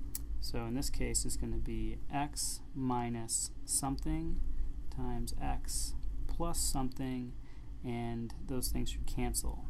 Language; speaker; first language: English; native; English